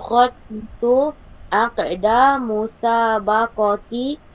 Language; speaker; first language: Arabic; non-native, learner; Malay